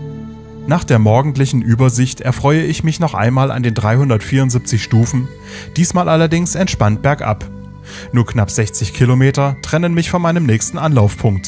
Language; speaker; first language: German; native; German